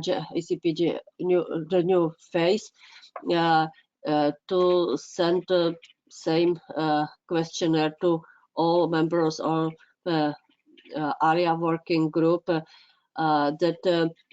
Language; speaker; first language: English; non-native, fluent; Czech